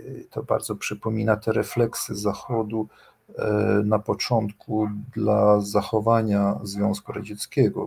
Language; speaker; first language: Polish; non-native, fluent; Ukrainian